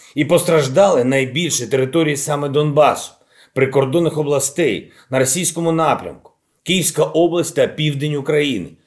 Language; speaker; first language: Ukrainian; non-native, local second language; Russian